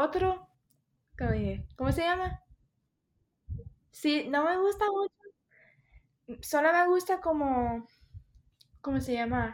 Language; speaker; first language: Spanish; early bilingual, heritage; Spanish